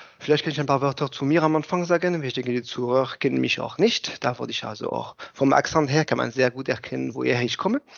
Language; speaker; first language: German; non-native, fluent; French